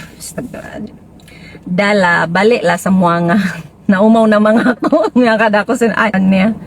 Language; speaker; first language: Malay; non-native, local second language; Tausug